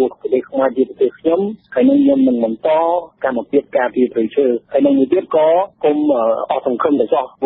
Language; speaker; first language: Khmer; non-native, fluent; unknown